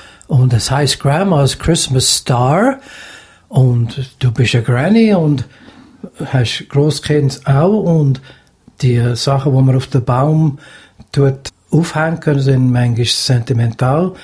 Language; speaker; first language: German; native; German